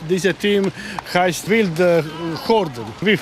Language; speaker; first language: German; non-native, learner; Croatian